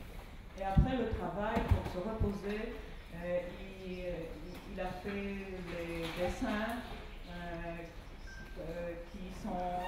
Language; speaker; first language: French; non-native, fluent; Polish